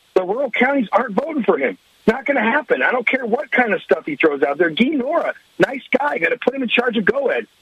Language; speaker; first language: English; native; English